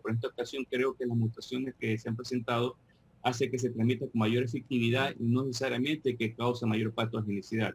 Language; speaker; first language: Spanish; native; Spanish